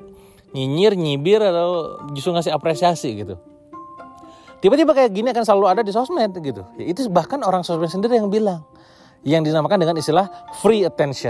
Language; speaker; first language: Indonesian; native; Indonesian